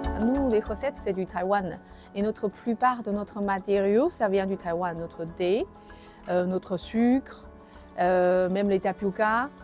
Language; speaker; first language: French; non-native, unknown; Chinese